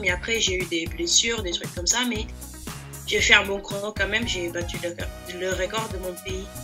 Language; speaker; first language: French; non-native, fluent; Portuguese